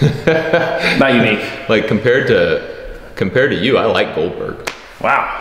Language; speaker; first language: English; native; English